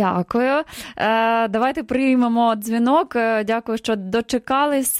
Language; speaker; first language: Ukrainian; native; Ukrainian